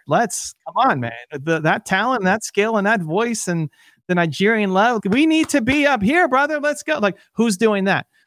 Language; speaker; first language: English; native; English